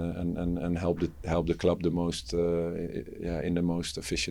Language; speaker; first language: English; non-native, fluent; Dutch